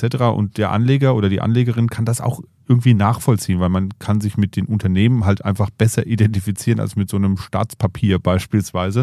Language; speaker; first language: German; native; German